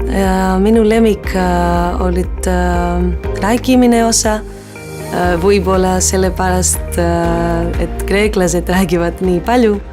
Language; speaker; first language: Estonian; non-native, learner; Greek